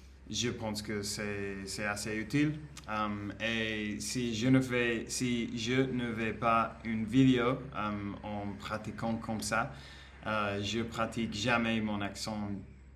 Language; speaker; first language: French; non-native, learner; Spanish